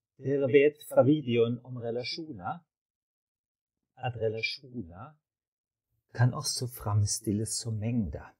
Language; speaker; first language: Norwegian; non-native, fluent; German